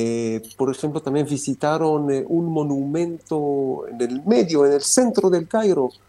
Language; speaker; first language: Spanish; non-native, fluent; Romanian